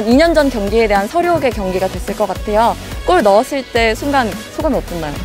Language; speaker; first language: Korean; native; Korean